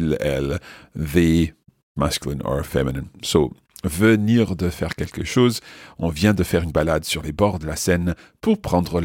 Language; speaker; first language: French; non-native, fluent; English